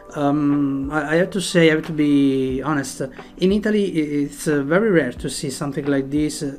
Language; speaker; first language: English; non-native, fluent; Italian